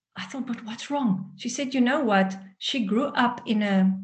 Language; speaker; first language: English; non-native, local second language; Afrikaans